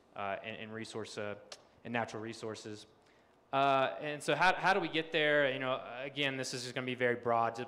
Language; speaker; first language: English; native; English